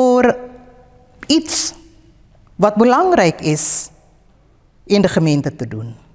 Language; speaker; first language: Dutch; non-native, fluent; Indonesian